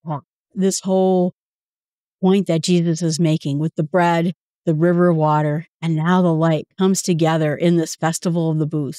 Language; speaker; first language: English; native; English